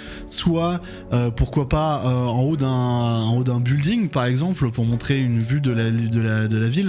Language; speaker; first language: French; native; French